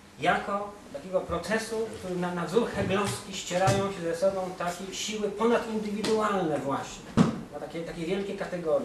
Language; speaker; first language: Polish; native; Polish